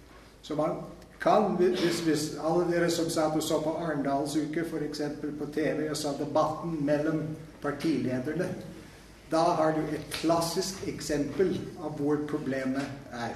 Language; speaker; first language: Norwegian; non-native, fluent; English